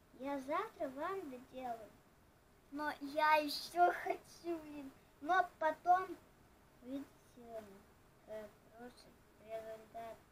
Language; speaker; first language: Russian; non-native, local second language; Ukrainian